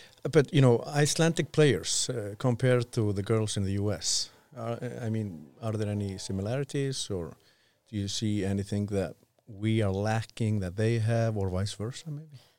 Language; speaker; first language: English; non-native, fluent; Icelandic